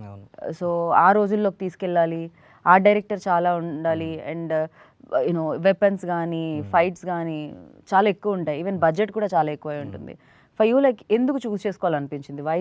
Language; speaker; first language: Telugu; native; Telugu